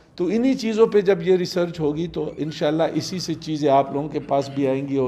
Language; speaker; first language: Urdu; non-native, local second language; Pashto